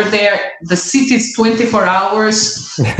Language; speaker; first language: English; non-native, learner; Portuguese